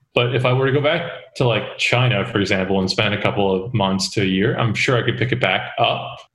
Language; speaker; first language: English; early bilingual, other home language; Korean